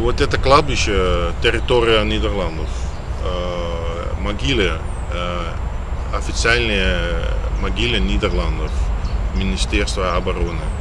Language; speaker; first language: Russian; non-native, fluent; Dutch